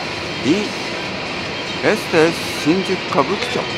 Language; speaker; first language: Spanish; non-native, learner; Japanese